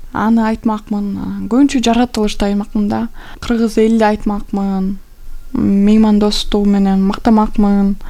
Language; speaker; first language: Kyrgyz; non-native, local second language; Russian